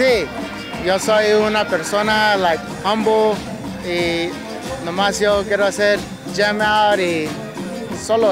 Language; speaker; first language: Spanish; early bilingual, heritage; Spanish